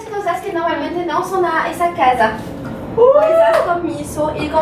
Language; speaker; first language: Portuguese; non-native, learner; French